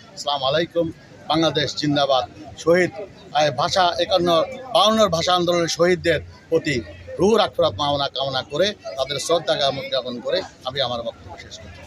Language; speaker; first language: Bangla; native; Bangla